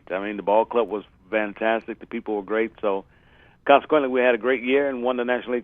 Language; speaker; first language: English; native; English